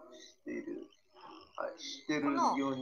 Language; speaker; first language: Japanese; non-native, learner; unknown